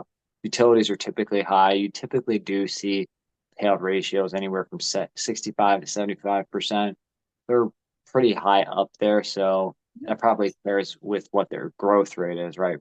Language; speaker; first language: English; native; English